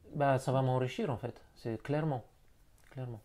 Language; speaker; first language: French; non-native, fluent; Bulgarian